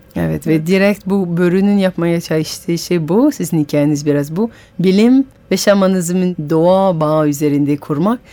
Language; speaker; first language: Turkish; non-native, fluent; French